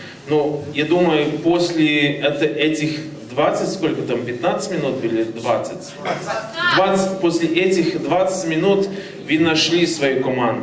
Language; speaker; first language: Russian; non-native, learner; Latvian